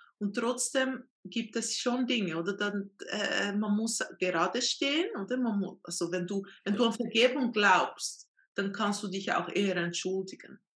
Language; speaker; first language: German; non-native, fluent; Portuguese